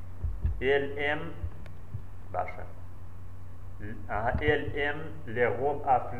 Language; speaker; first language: French; non-native, learner; Central Kurdish